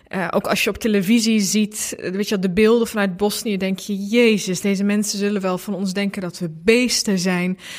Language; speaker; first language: Dutch; early bilingual, other home language; Bosnian